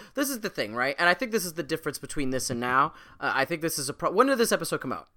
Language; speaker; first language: English; early bilingual, other home language; Italian